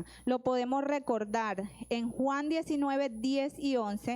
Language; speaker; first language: Spanish; native; Spanish